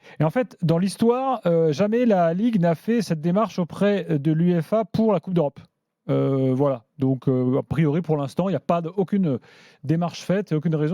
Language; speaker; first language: French; native; French